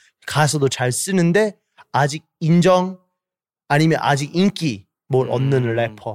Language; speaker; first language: Korean; early bilingual, heritage; Korean